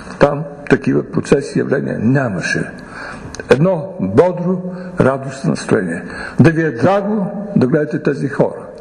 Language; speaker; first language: Bulgarian; native; Bulgarian